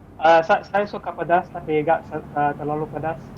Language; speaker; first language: Indonesian; non-native, fluent; English